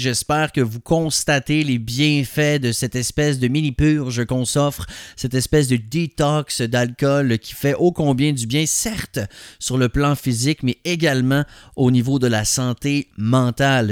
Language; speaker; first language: French; native; French